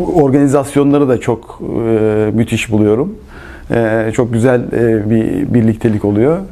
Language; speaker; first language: Turkish; native; Turkish